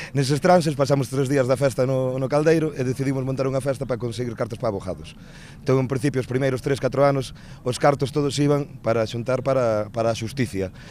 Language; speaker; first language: Galician; native; Galician